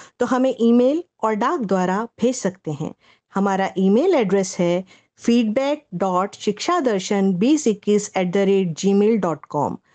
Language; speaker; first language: Hindi; native; Hindi